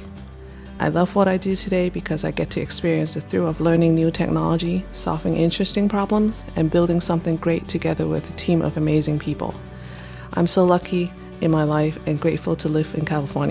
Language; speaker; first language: English; non-native, local second language; Cantonese